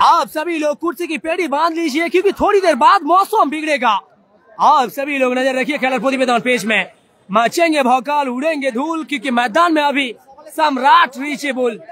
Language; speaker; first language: Hindi; non-native, local second language; Bangla